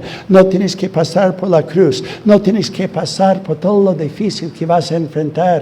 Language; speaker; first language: Spanish; non-native, fluent; English